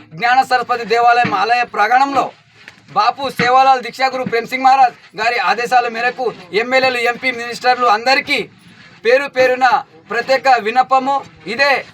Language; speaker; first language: Telugu; non-native, local second language; Lambadi